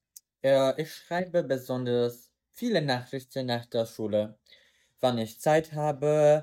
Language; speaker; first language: German; non-native, learner; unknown